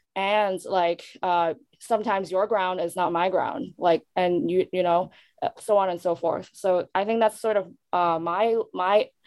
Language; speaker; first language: English; non-native, local second language; Cantonese